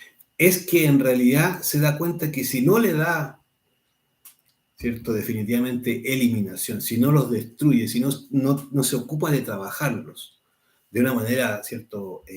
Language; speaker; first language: Spanish; native; Spanish